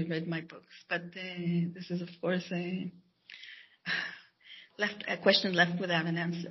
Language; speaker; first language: English; non-native, fluent; Hebrew